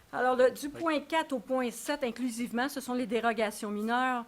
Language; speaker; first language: French; native; French